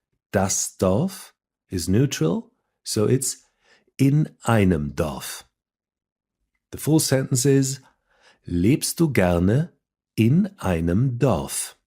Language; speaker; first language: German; non-native, fluent; English